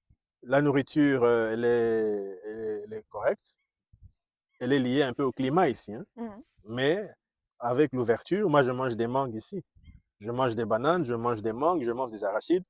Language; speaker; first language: French; non-native, local second language; Kongo